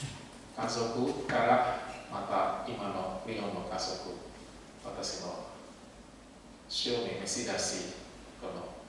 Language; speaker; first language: Japanese; non-native, learner; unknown